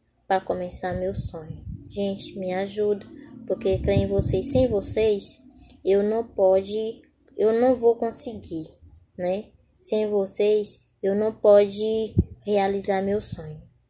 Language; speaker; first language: Portuguese; non-native, learner; Haitian Creole